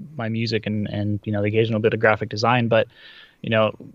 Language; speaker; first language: English; early bilingual, other home language; Russian